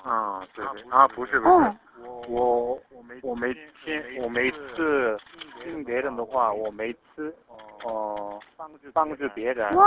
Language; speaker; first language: Chinese; non-native, fluent; Korean